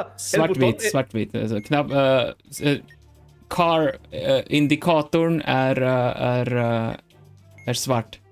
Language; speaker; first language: Swedish; non-native, learner; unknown